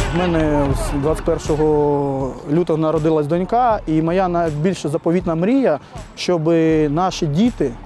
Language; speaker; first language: Ukrainian; native; Ukrainian